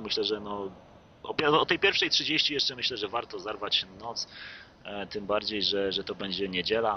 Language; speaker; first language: Polish; native; Polish